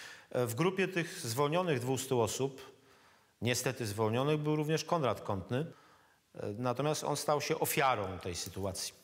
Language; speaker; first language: Polish; native; Polish